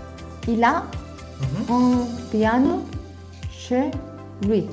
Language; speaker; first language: French; non-native, learner; Spanish